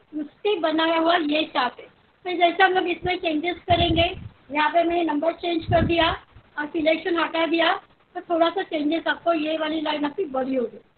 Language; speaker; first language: Hindi; non-native, local second language; Marathi